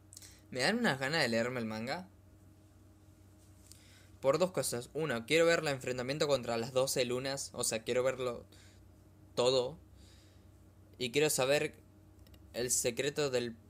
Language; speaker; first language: Spanish; native; Spanish